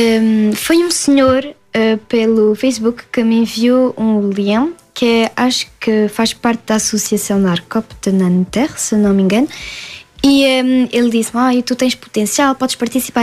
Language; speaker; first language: Portuguese; early bilingual, heritage; French